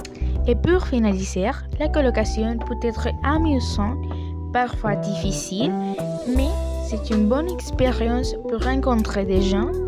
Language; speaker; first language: French; non-native, learner; Spanish